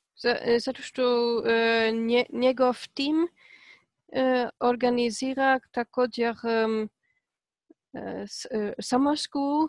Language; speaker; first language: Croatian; non-native, learner; Polish